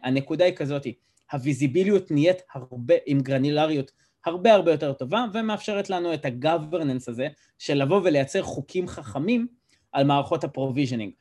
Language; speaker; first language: Hebrew; native; Hebrew